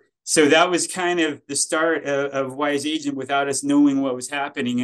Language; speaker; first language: English; native; English